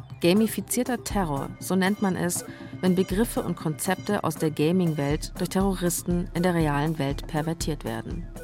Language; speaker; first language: German; native; German